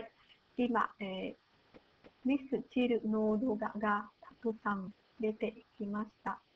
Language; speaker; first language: Japanese; non-native, learner; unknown